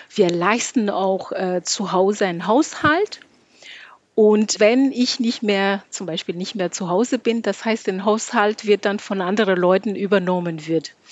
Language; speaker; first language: German; non-native, fluent; Malagasy